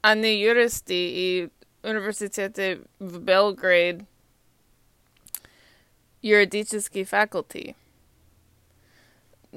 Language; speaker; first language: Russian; non-native, learner; English